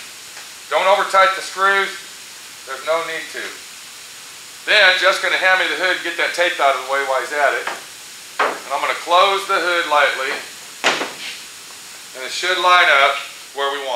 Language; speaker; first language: English; native; English